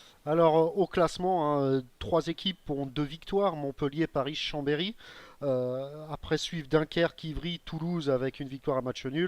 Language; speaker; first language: French; native; French